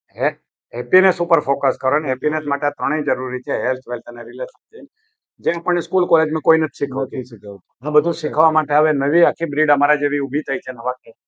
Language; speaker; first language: Gujarati; native; Gujarati